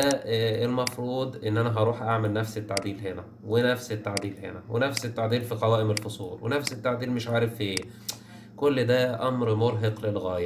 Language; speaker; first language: Arabic; native; Arabic